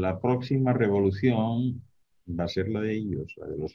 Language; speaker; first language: Spanish; native; Spanish